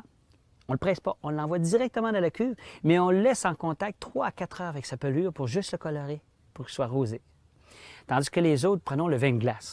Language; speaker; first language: French; native; French